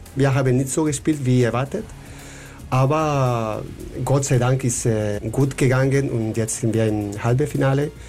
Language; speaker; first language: German; non-native, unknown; Spanish